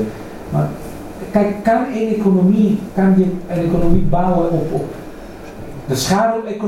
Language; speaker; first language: Dutch; non-native, fluent; Greek